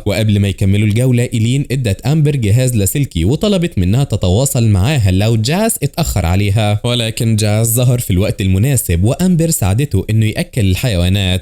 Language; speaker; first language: Arabic; native; Arabic